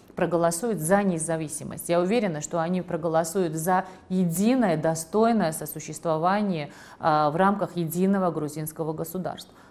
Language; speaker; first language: Russian; non-native, local second language; Georgian